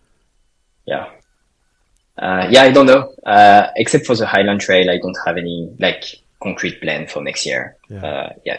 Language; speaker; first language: English; non-native, fluent; French